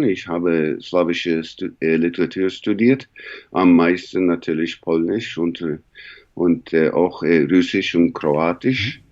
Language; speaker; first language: German; non-native, learner; English